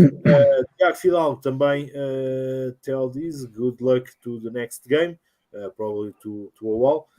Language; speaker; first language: English; non-native, learner; Portuguese